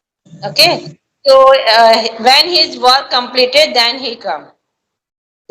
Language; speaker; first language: English; non-native, learner; Hindi